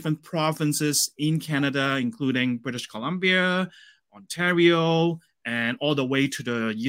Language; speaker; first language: English; non-native, local second language; Cantonese